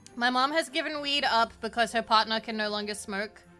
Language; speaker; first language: English; native; English